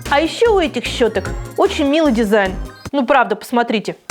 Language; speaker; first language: Russian; native; Russian